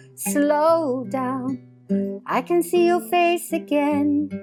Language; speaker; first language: English; native; English